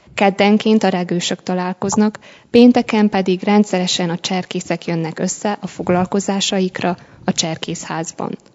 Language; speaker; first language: Hungarian; native; Hungarian